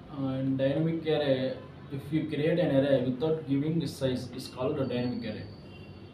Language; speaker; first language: English; non-native, local second language; Telugu